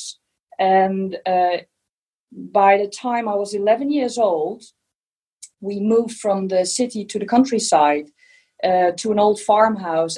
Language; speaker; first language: English; non-native, fluent; Dutch